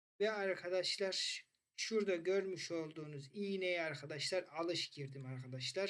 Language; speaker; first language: Turkish; native; Turkish